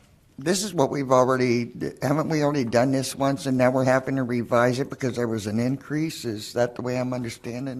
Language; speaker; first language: English; native; English